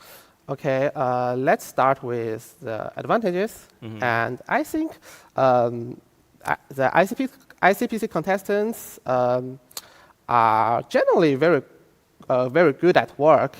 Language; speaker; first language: English; non-native, fluent; Chinese